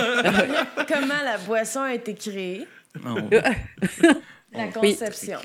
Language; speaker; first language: French; native; French